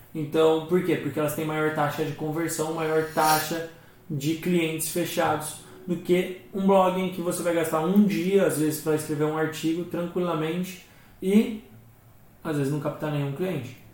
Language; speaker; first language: Portuguese; native; Portuguese